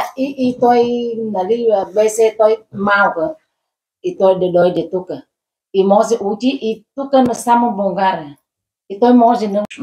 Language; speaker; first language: Bulgarian; non-native, learner; Vietnamese